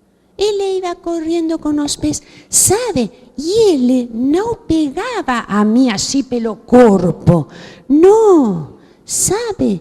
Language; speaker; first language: Portuguese; non-native, fluent; Spanish